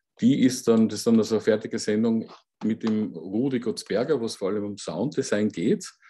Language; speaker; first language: German; native; German